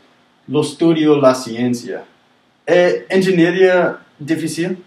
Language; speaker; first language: Italian; non-native, learner; English